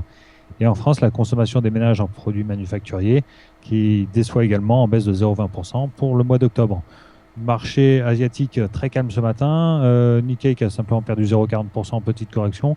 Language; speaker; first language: French; native; French